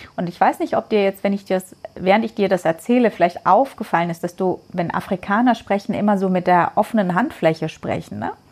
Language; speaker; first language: German; non-native, fluent; Persian